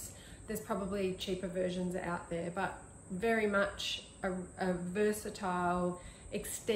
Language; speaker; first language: English; native; English